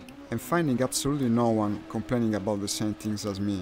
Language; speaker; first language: English; non-native, fluent; Italian